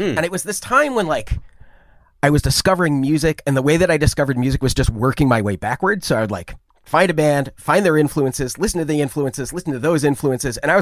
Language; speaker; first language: English; native; English